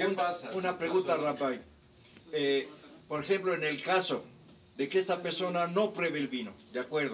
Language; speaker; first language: Spanish; native; Spanish